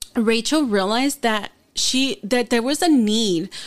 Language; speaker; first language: English; early bilingual, other home language; Spanish